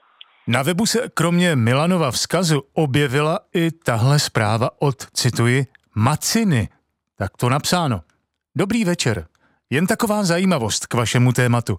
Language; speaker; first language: Czech; native; Czech